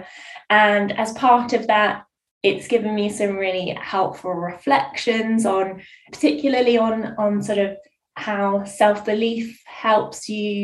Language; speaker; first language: English; native; English